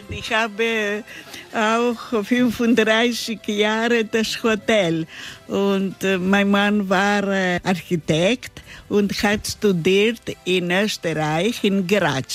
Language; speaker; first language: German; non-native, learner; Greek